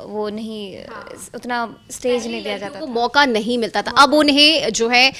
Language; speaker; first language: Hindi; native; Hindi